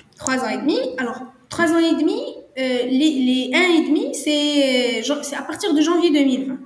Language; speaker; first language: French; non-native, local second language; Arabic